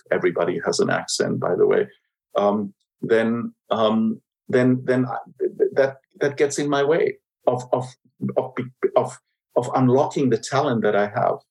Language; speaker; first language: English; non-native, fluent; German